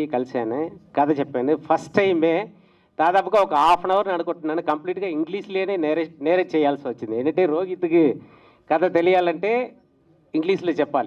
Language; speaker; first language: Telugu; native; Telugu